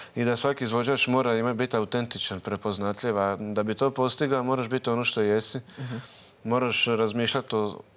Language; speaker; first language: Croatian; native; Croatian